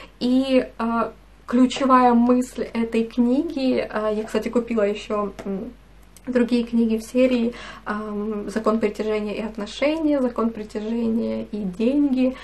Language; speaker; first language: Russian; native; Russian